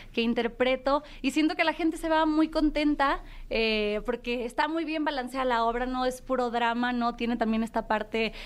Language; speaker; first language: Spanish; native; Spanish